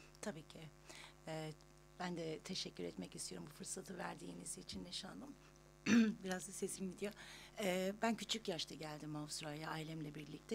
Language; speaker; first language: Turkish; early bilingual, other home language; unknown